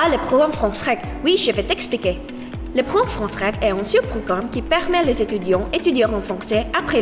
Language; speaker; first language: French; non-native, learner; Indonesian